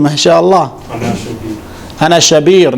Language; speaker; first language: Arabic; non-native, fluent; Kashmiri